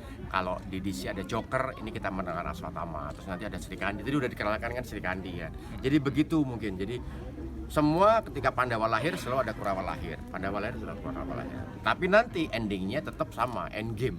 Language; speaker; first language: Indonesian; native; Indonesian